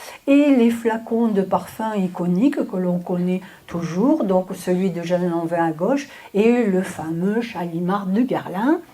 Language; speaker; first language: French; native; French